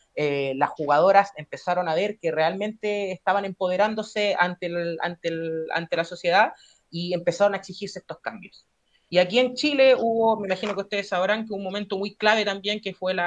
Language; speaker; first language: Spanish; native; Spanish